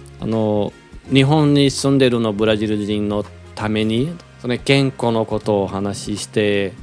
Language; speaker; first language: Japanese; non-native, learner; Portuguese